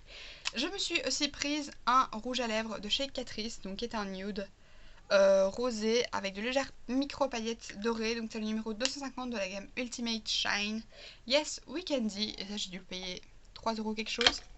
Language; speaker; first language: French; native; French